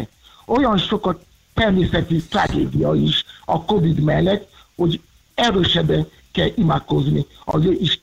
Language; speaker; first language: Hungarian; non-native, learner; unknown